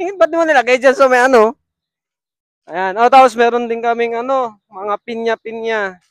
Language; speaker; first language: Filipino; non-native, local second language; Iloko